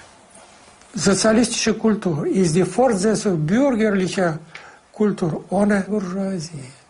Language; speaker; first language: German; non-native, fluent; Russian